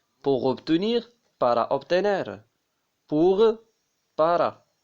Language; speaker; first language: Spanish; non-native, fluent; Arabic